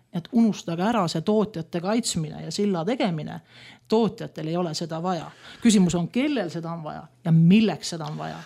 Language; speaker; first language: Estonian; native; Estonian